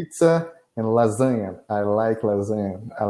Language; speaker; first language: English; non-native, learner; Portuguese